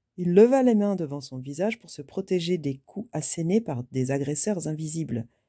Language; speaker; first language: French; native; French